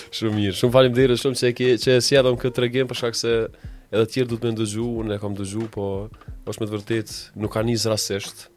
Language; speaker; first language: Albanian; native; Albanian